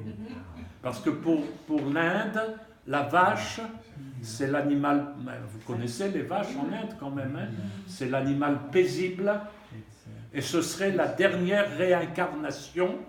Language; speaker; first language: French; native; French